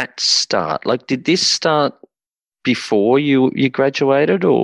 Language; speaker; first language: English; native; English